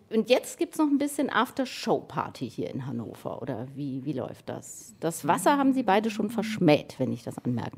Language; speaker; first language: German; native; German